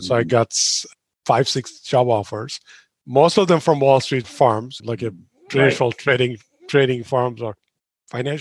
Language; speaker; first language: English; non-native, local second language; Bangla